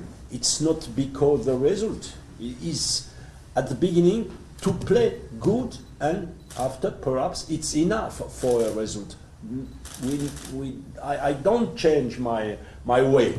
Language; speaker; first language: English; non-native, learner; French